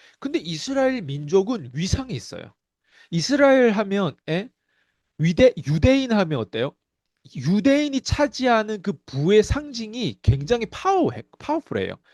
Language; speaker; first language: Korean; non-native, fluent; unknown